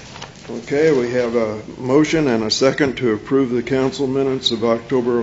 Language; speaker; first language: English; native; English